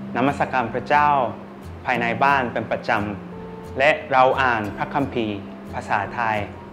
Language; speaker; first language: Thai; non-native, fluent; Korean